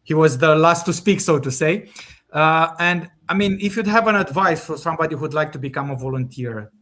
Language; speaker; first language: English; non-native, fluent; Romanian